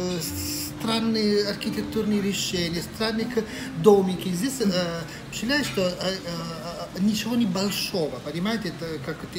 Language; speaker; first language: Russian; non-native, fluent; Italian